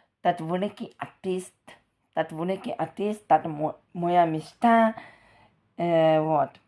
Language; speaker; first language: Russian; non-native, local second language; Ukrainian